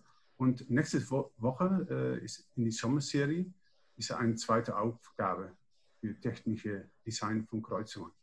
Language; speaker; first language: German; non-native, learner; Dutch